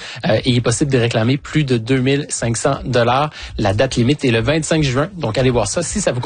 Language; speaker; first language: French; native; French